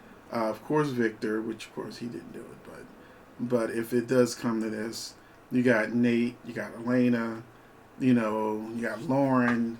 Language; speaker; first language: English; native; English